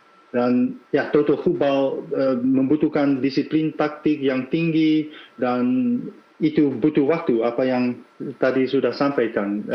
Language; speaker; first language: Indonesian; non-native, fluent; Dutch